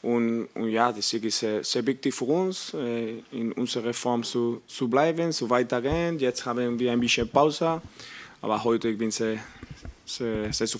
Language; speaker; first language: German; non-native, learner; Spanish